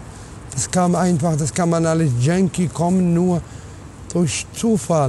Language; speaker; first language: German; non-native, learner; Arabic